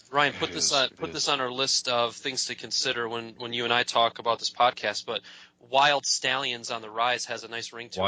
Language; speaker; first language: English; native; English